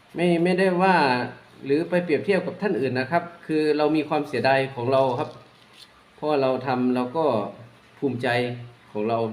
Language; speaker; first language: Thai; non-native, local second language; Northeastern Thai